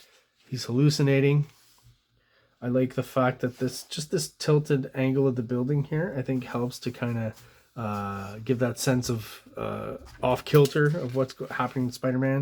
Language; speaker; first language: English; native; English